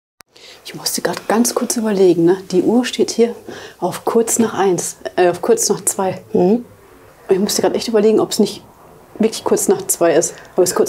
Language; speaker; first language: German; native; German